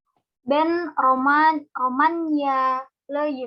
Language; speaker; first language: Turkish; non-native, learner; Indonesian